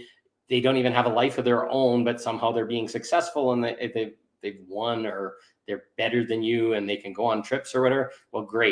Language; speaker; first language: English; native; English